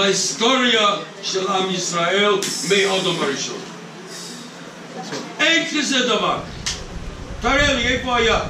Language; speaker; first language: Hebrew; non-native, fluent; English